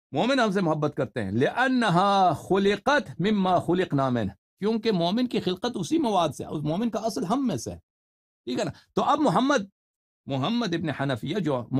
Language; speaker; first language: Urdu; non-native, fluent; Persian